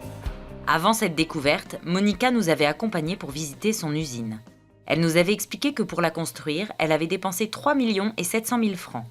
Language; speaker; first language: French; native; French